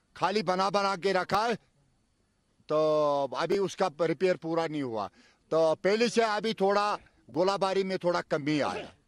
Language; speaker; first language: Hindi; non-native, local second language; Kashmiri